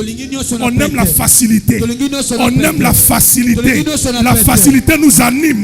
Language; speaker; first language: French; native; French